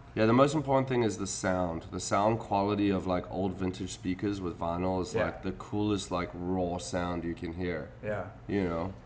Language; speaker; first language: English; native; English